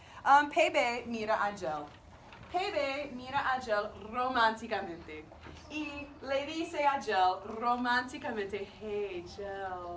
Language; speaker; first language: Spanish; non-native, learner; English